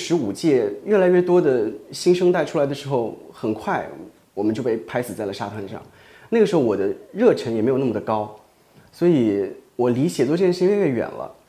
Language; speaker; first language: Chinese; native; Chinese